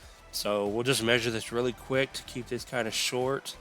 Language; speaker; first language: English; native; English